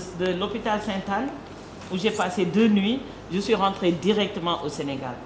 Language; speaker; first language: French; non-native, local second language; Wolof